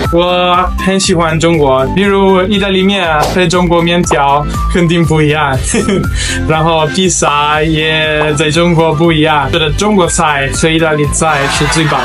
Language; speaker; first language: Chinese; non-native, learner; Italian